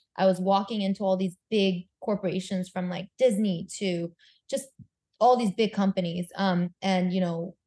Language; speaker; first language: English; early bilingual, other home language; Korean